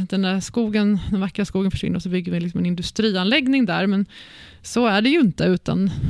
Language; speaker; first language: Swedish; native; Swedish